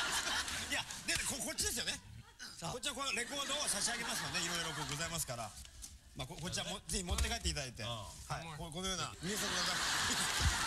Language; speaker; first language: Japanese; native; Japanese